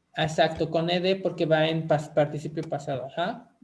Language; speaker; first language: Spanish; native; Spanish